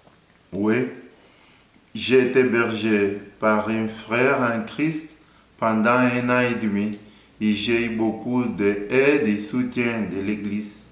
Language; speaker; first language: French; non-native, fluent; Portuguese